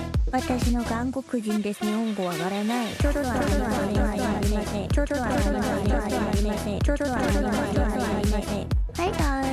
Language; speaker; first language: Japanese; non-native, learner; Korean